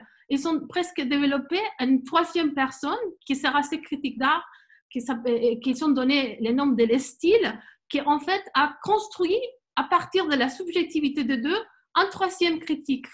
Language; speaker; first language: French; non-native, fluent; Spanish